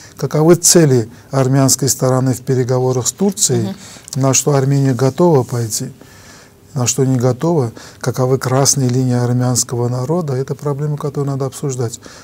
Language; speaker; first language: Russian; non-native, local second language; Armenian